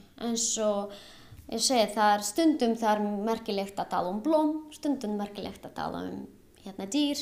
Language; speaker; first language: Icelandic; non-native, learner; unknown